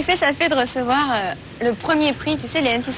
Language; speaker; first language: French; native; French